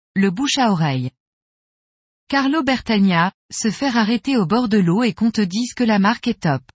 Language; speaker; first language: French; native; French